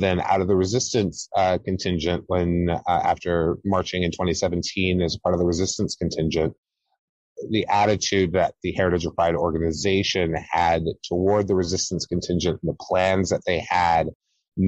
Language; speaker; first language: English; native; English